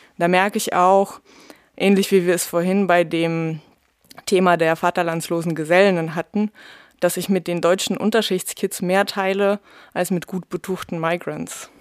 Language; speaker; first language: German; early bilingual, other home language; Russian